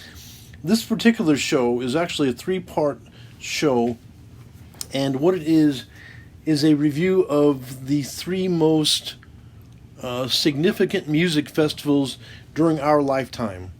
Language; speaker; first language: English; native; English